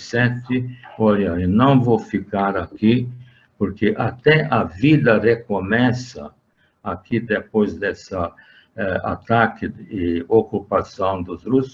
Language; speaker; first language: Portuguese; non-native, fluent; Hungarian